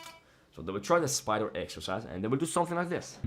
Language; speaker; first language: English; non-native, fluent; Hebrew